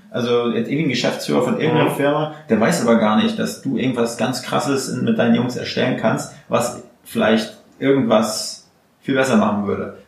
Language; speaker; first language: German; native; German